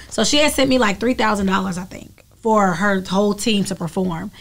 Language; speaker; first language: English; native; English